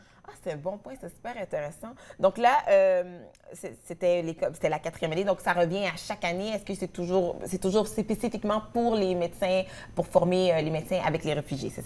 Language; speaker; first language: French; native; French